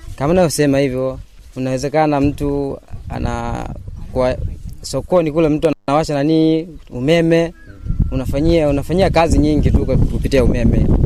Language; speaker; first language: Swahili; non-native, local second language; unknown